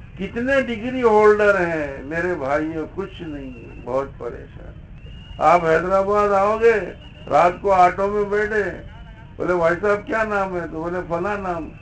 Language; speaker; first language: Urdu; native; Urdu